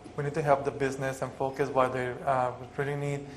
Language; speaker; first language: English; non-native, fluent; Spanish